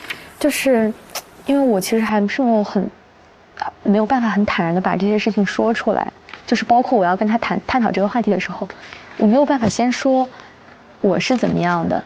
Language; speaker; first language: Chinese; native; Chinese